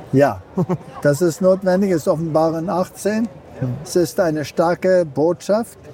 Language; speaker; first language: German; early bilingual, heritage; German